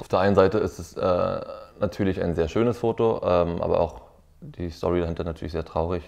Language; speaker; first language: German; native; German